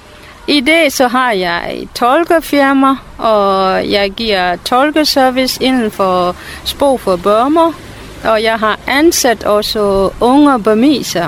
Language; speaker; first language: Danish; non-native, fluent; Burmese